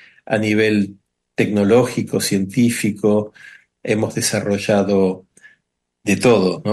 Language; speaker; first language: Spanish; native; Spanish